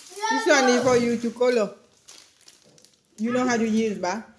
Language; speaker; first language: English; non-native, learner; Vietnamese